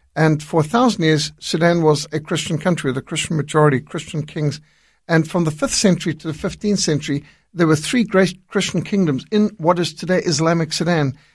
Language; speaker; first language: English; native; English